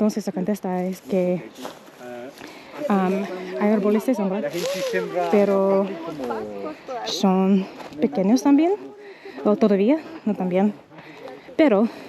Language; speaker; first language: Spanish; non-native, learner; English